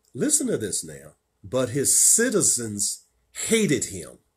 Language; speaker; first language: English; native; English